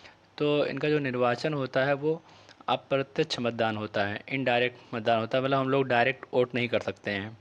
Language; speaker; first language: Hindi; native; Hindi